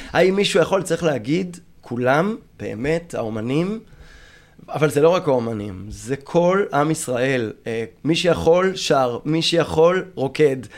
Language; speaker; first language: Hebrew; native; Hebrew